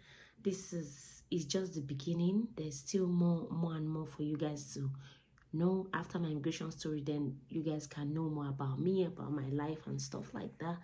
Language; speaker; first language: English; non-native, local second language; Yoruba